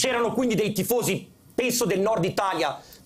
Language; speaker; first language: Italian; native; Italian